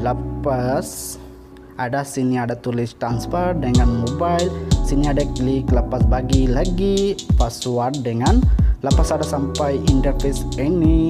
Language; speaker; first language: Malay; non-native, learner; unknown